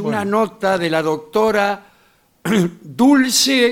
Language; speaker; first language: Spanish; native; Spanish